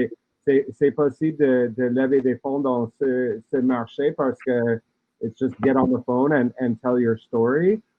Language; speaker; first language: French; non-native, learner; English